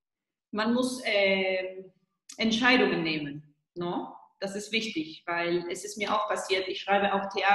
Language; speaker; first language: German; early bilingual, heritage; Spanish